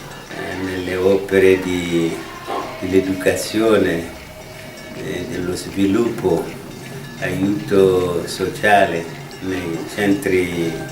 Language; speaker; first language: Italian; non-native, fluent; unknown